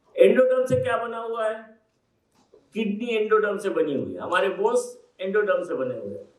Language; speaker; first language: Hindi; native; Hindi